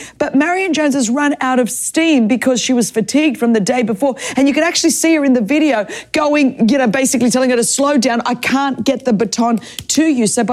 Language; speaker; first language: English; non-native, local second language; Greek